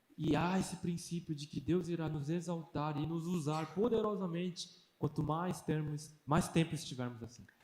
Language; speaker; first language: Portuguese; early bilingual, other home language; Korean